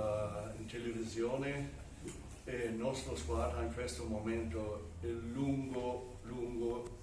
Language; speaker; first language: Italian; non-native, fluent; German